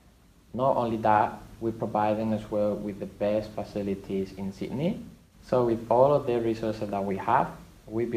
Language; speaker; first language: English; non-native, fluent; Spanish